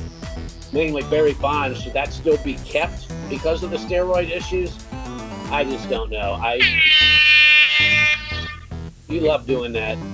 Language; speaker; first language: English; native; English